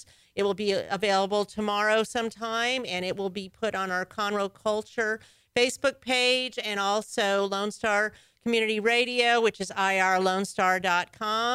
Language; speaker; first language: English; native; English